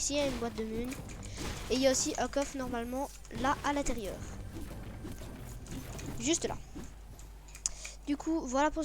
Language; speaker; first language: French; native; French